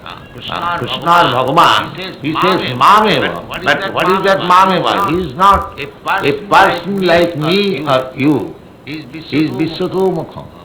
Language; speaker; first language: English; non-native, local second language; Bangla